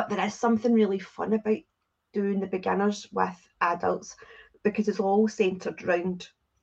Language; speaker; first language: English; native; English